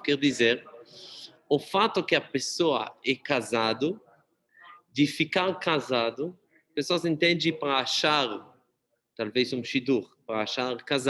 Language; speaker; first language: Portuguese; non-native, fluent; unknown